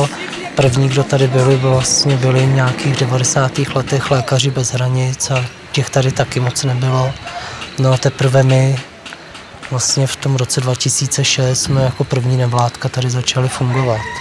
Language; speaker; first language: Czech; native; Czech